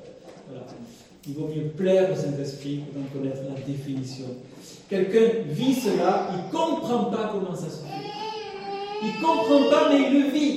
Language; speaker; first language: French; native; French